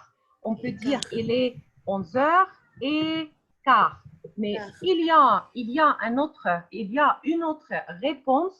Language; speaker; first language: French; non-native, fluent; Arabic